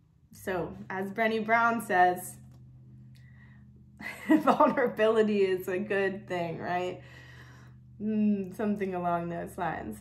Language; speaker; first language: English; native; English